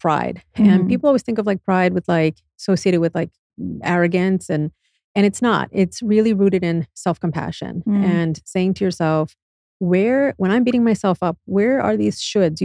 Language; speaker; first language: English; native; English